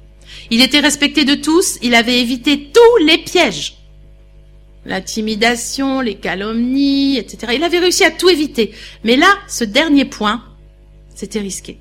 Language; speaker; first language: French; native; French